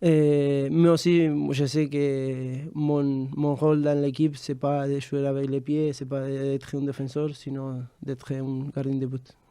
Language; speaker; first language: French; non-native, fluent; Spanish